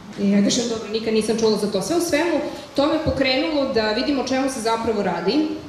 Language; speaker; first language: Serbian; native; Serbian